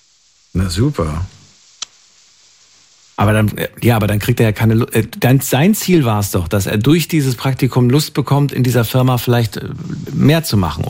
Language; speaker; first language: German; native; German